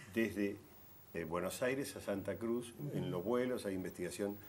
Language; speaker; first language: Spanish; native; Spanish